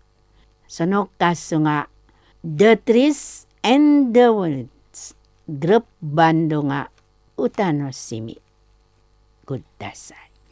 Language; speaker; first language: Japanese; non-native, fluent; Indonesian